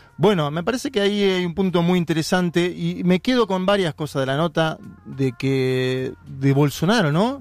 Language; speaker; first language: Spanish; native; Spanish